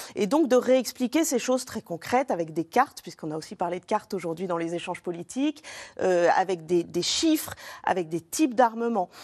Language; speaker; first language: French; native; French